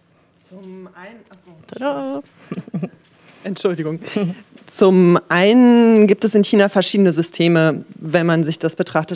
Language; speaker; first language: German; native; German